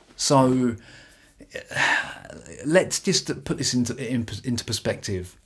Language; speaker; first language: English; native; English